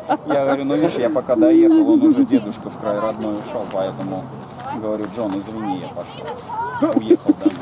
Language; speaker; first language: Russian; native; Russian